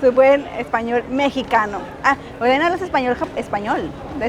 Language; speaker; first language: Spanish; native; Spanish